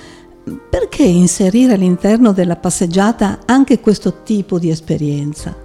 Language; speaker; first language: Italian; native; Italian